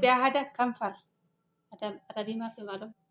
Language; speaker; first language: Arabic; non-native, learner; Oromo